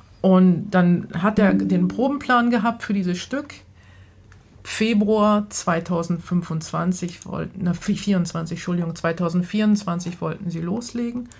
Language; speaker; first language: German; native; German